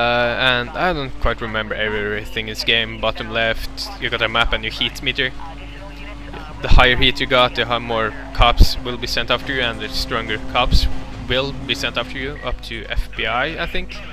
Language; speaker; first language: English; non-native, fluent; Norwegian